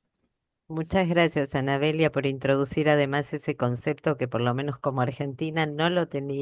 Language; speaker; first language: Spanish; native; Spanish